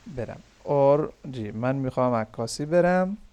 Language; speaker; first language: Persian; non-native, fluent; Urdu